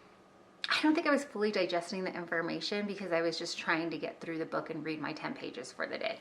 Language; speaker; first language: English; native; English